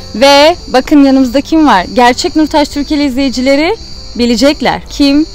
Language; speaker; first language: Turkish; native; Turkish